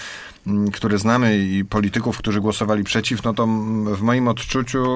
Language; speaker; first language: Polish; native; Polish